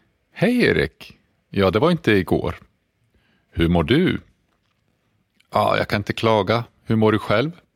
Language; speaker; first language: Swedish; native; Swedish